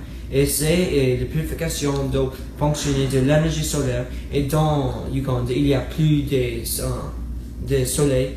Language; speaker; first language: French; non-native, learner; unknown